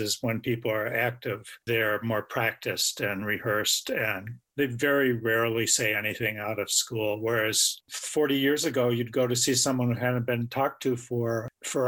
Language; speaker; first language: English; native; English